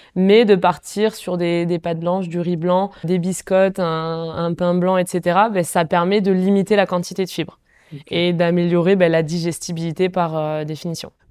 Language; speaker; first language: French; native; French